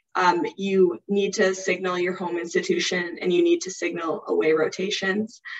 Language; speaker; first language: English; native; English